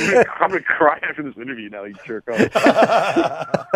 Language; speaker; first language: English; native; English